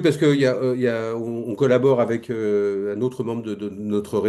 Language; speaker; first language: French; native; French